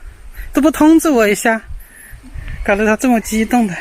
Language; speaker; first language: Chinese; native; Chinese